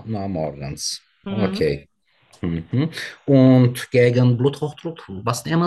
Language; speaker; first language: German; non-native, learner; Turkish